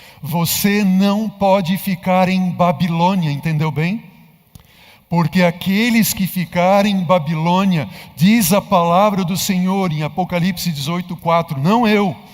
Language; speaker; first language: Portuguese; native; Portuguese